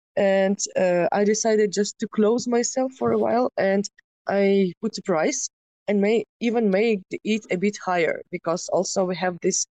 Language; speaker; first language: English; non-native, fluent; Ukrainian